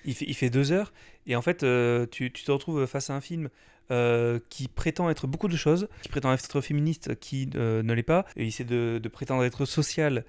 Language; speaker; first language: French; native; French